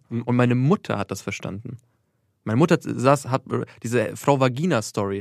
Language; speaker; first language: German; early bilingual, other home language; Albanian